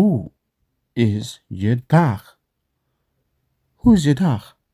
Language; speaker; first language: Dutch; non-native, learner; Turkish